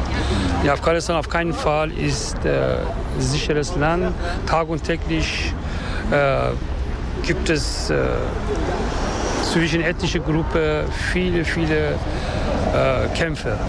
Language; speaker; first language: German; non-native, learner; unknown